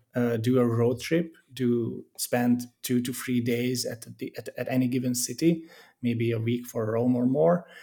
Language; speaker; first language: English; non-native, fluent; Hungarian